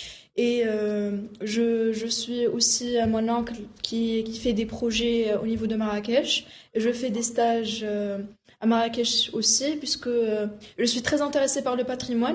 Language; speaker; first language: French; non-native, local second language; Arabic